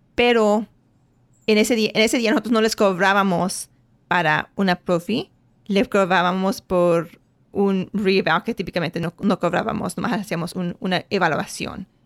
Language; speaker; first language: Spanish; early bilingual, heritage; Spanish